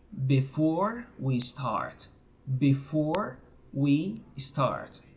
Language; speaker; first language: English; non-native, fluent; Portuguese